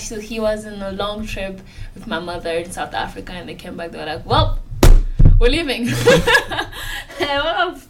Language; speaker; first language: English; non-native, fluent; French